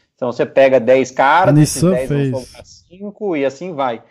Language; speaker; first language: Portuguese; native; Portuguese